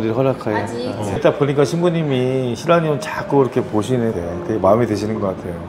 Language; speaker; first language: Korean; native; Korean